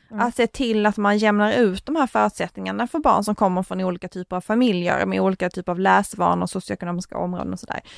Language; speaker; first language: Swedish; native; Swedish